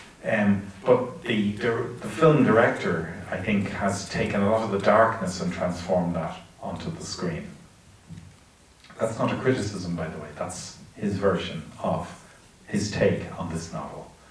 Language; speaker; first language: English; native; English